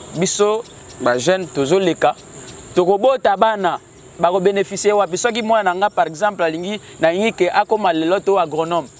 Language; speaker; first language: Lingala; native; Lingala